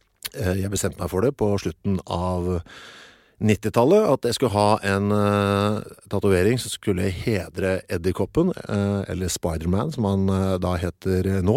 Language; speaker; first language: Norwegian; native; Norwegian